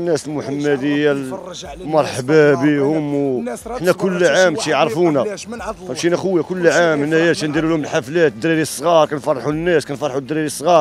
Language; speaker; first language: Arabic; native; Arabic